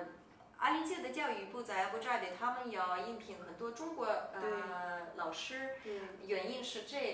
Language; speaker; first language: Chinese; non-native, fluent; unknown